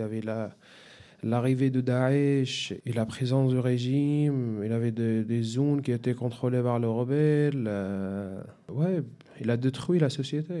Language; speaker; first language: French; non-native, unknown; Arabic